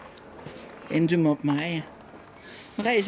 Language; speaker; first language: Dutch; native; Dutch